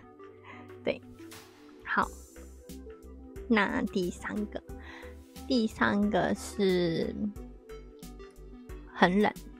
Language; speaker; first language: Chinese; non-native, fluent; Japanese